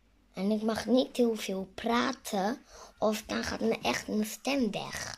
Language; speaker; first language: Dutch; early bilingual, other home language; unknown